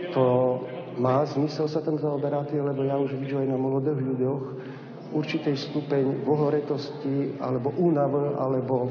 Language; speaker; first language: Slovak; non-native, local second language; Rusyn